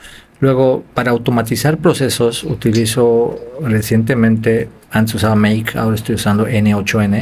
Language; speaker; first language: Spanish; native; Spanish